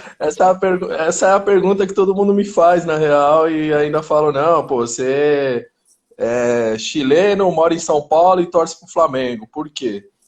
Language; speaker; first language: Portuguese; early bilingual, other home language; Spanish